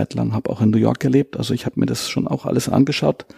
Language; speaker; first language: German; native; German